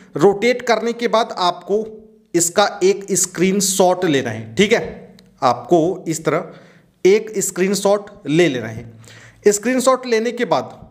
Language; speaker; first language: Hindi; native; Hindi